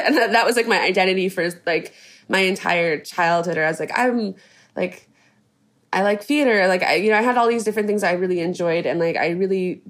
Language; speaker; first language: English; native; English